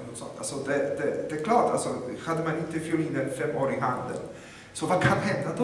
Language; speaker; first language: Swedish; non-native, fluent; Polish